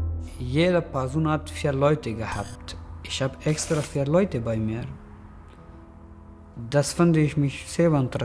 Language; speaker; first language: German; non-native, learner; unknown